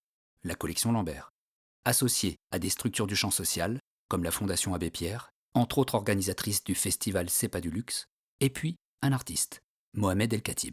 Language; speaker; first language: French; native; French